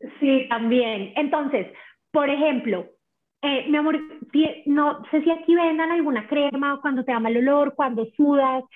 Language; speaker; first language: Spanish; native; Spanish